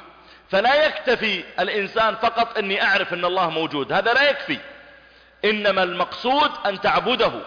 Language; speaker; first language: Arabic; native; Arabic